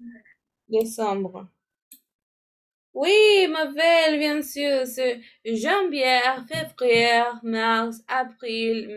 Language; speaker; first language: French; non-native, fluent; Spanish